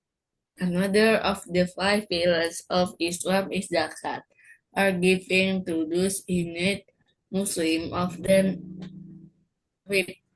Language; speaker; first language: English; non-native, learner; Indonesian